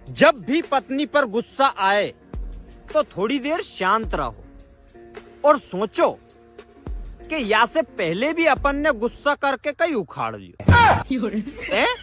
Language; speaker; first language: Hindi; native; Hindi